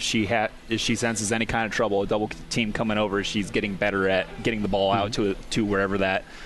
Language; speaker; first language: English; native; English